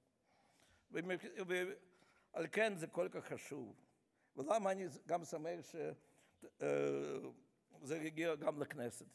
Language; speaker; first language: Hebrew; non-native, fluent; Russian